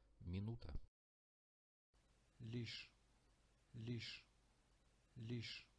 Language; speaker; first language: Russian; non-native, learner; English